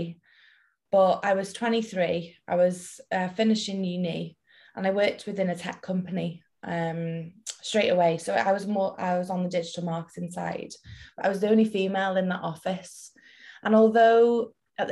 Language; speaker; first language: English; native; English